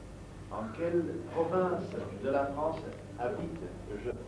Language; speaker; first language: French; non-native, fluent; German